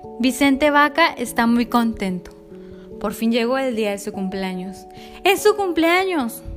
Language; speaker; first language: Spanish; native; Spanish